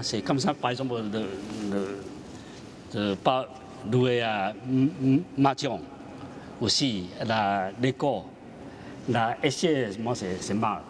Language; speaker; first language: French; non-native, learner; Chinese